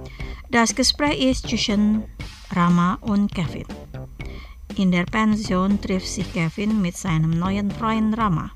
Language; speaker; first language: German; non-native, fluent; Indonesian